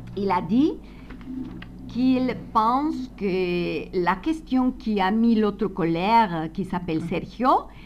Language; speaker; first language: French; non-native, fluent; Spanish